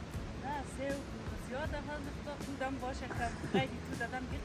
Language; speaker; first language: Persian; native; Persian